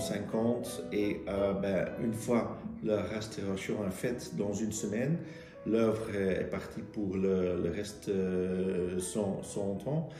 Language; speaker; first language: French; non-native, local second language; Dutch